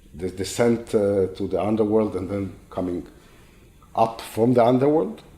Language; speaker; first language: English; non-native, fluent; Hebrew